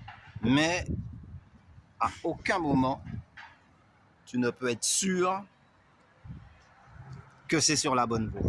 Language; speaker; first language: French; native; French